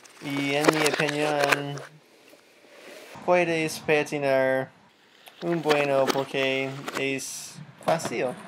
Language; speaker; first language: Spanish; non-native, learner; English